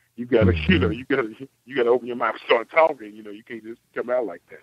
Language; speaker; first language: English; native; English